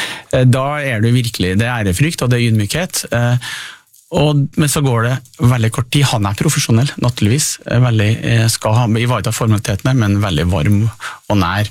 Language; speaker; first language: Norwegian; native; Norwegian